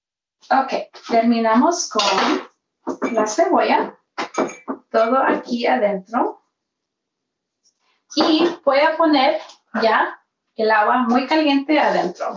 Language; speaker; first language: Spanish; early bilingual, heritage; Spanish